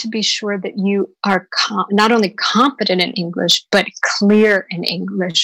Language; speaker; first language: English; native; English